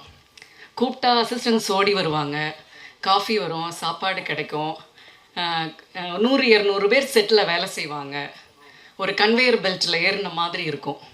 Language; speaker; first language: Tamil; native; Tamil